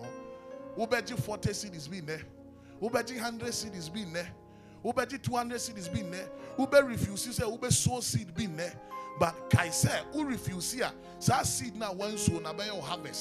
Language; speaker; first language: English; non-native, local second language; Akan